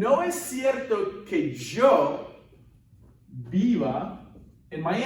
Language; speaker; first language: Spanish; non-native, fluent; English